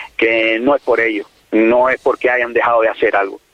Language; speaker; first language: Spanish; native; Spanish